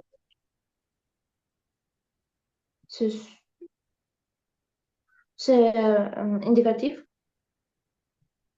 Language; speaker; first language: French; non-native, learner; Ukrainian